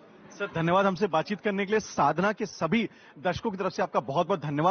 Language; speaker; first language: Hindi; native; Hindi